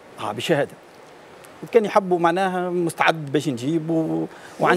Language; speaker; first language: Arabic; native; Arabic